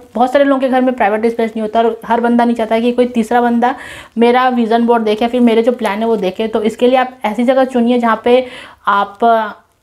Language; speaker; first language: Hindi; non-native, local second language; Nepali